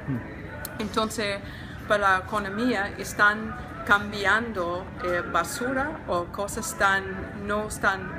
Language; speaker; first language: Spanish; non-native, learner; English